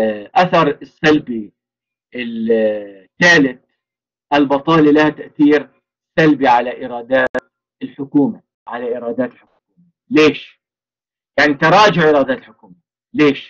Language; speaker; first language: Arabic; native; Arabic